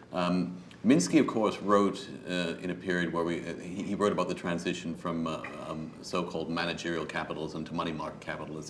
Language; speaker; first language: English; native; English